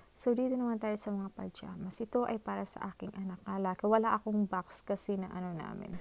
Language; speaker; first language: Filipino; non-native, local second language; Cebuano